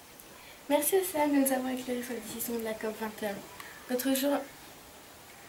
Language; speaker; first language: French; native; French